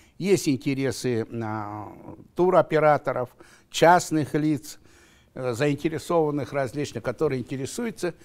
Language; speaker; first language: Russian; non-native, local second language; Kazakh